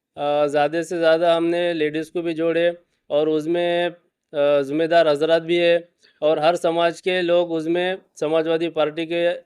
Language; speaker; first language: Urdu; native; Urdu